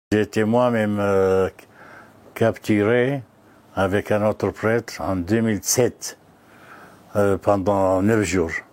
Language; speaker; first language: French; non-native, fluent; Arabic